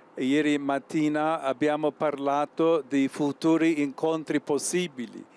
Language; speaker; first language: Italian; non-native, fluent; English